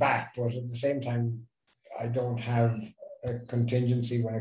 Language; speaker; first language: English; native; English